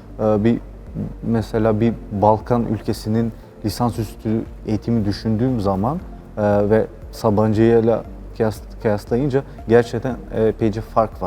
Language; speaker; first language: Turkish; non-native, fluent; Albanian